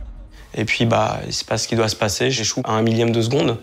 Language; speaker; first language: French; native; French